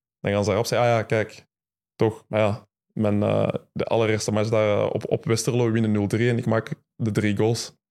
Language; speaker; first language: Dutch; early bilingual, other home language; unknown